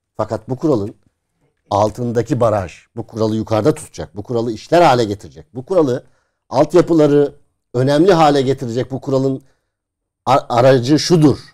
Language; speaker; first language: Turkish; native; Turkish